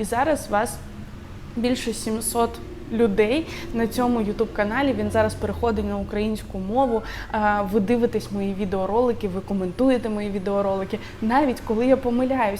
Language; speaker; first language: Ukrainian; non-native, local second language; Russian